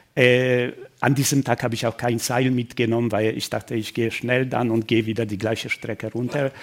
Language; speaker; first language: German; non-native, fluent; Polish